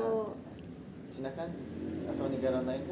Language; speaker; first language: Indonesian; non-native, learner; Tajik